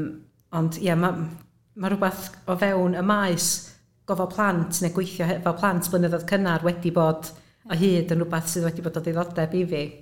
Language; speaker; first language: Welsh; native; Welsh